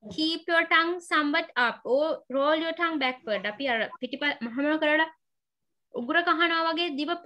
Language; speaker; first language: English; non-native, local second language; Sinhala